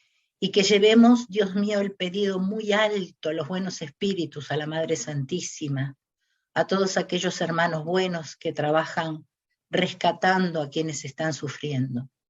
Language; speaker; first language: Spanish; native; Spanish